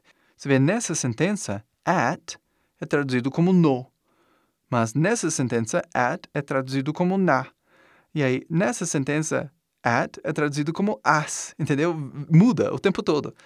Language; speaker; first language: Portuguese; non-native, fluent; English